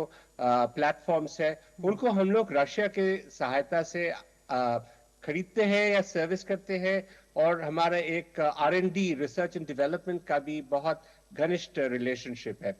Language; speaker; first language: Hindi; native; Hindi